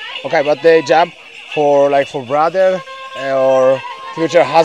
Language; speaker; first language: English; non-native, learner; Polish